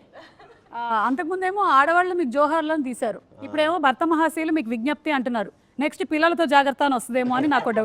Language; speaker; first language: Telugu; non-native, local second language; Malayalam